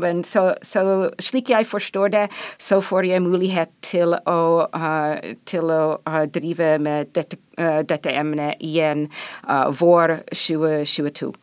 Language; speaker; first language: Norwegian; non-native, fluent; English